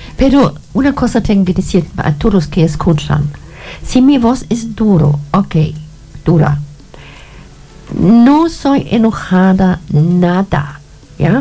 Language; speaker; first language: Spanish; non-native, fluent; German